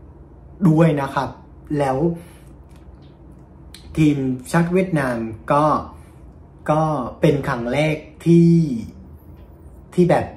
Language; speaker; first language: Thai; non-native, fluent; Vietnamese